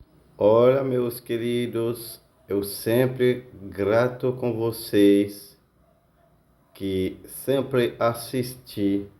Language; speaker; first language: Portuguese; non-native, learner; Haitian Creole